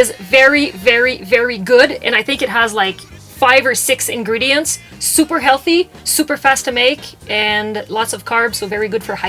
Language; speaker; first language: English; non-native, local second language; French